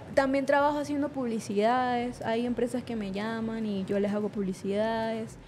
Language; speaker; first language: Spanish; native; Spanish